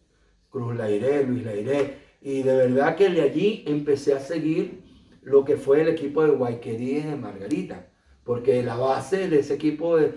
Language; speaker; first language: Spanish; native; Spanish